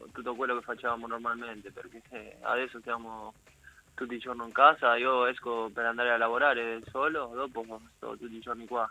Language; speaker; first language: Italian; non-native, learner; Spanish